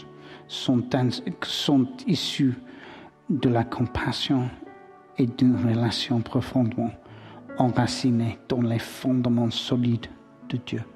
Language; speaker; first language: French; non-native, learner; English